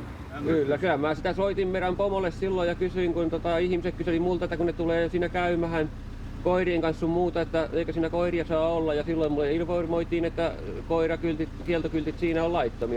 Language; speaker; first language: Finnish; native; Finnish